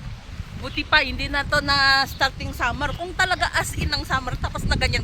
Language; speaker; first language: Filipino; non-native, learner; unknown